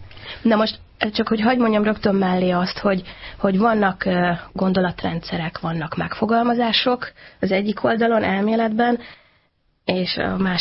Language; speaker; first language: Hungarian; native; Hungarian